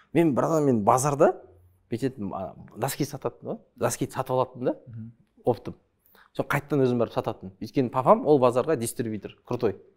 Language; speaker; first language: Kazakh; early bilingual, other home language; Chinese